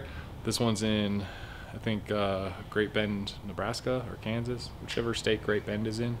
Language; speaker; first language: English; native; English